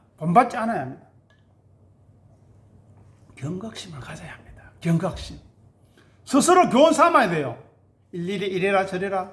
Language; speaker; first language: Korean; native; Korean